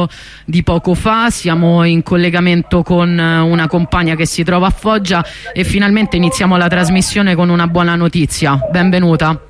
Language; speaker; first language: Italian; native; Italian